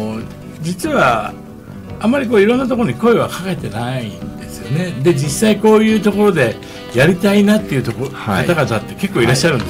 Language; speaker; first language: Japanese; native; Japanese